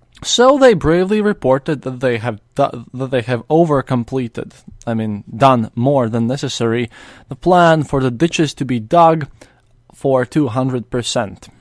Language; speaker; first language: English; non-native, fluent; Latvian